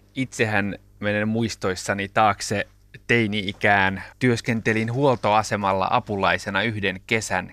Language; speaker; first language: Finnish; early bilingual, other home language; Japanese